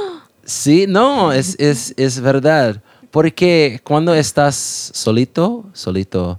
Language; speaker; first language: Spanish; non-native, learner; English